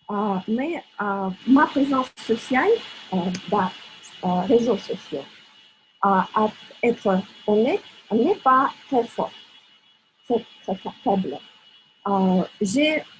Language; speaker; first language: French; non-native, fluent; Russian